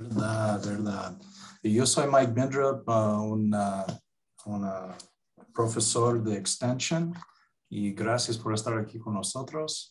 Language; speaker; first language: Spanish; non-native, fluent; English